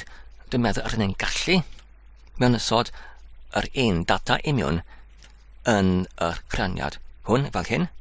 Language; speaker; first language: Welsh; non-native, learner; English